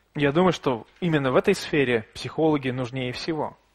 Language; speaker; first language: Russian; native; Russian